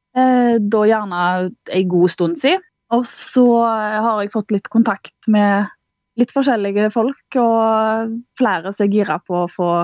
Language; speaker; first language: Norwegian; native; Norwegian